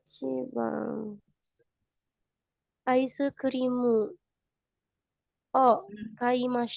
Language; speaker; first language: Japanese; non-native, learner; Indonesian